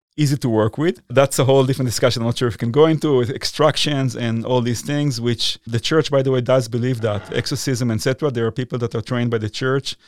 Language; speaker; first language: English; non-native, fluent; Hebrew